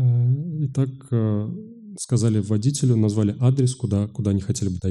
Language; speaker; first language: Russian; native; Russian